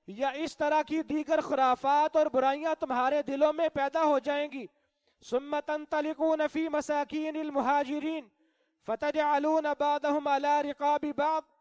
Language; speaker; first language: Urdu; non-native, local second language; Punjabi